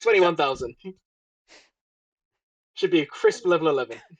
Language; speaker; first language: English; native; English